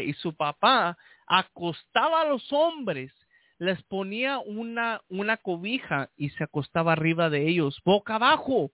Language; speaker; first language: Spanish; early bilingual, heritage; Spanish